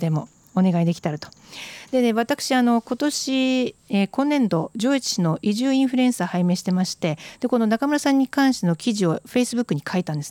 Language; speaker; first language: Japanese; native; Japanese